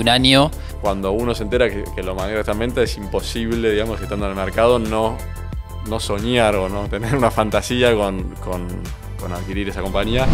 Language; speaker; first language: Spanish; native; Spanish